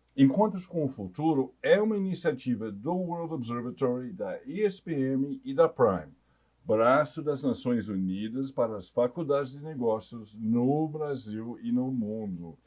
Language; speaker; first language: Portuguese; non-native, fluent; English